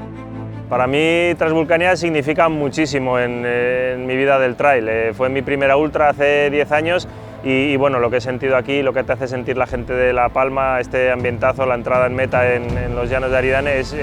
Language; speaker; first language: Spanish; native; Spanish